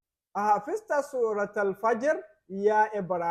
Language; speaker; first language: Arabic; non-native, fluent; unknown